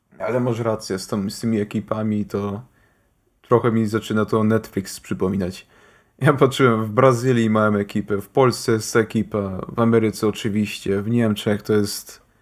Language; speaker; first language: Polish; early bilingual, heritage; Polish